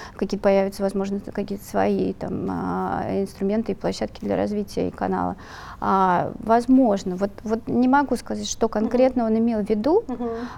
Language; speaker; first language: Russian; native; Russian